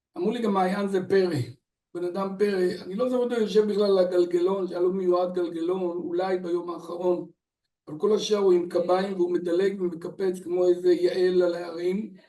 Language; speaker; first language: Hebrew; native; Hebrew